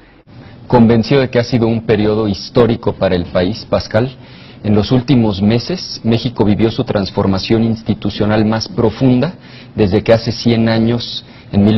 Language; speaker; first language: Spanish; native; Spanish